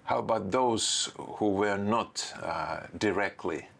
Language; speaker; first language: English; non-native, fluent; Finnish